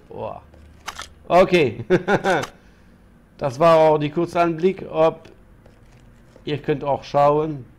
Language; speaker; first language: German; non-native, learner; French